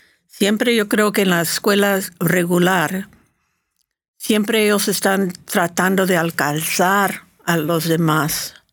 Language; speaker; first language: Spanish; early bilingual, heritage; Spanish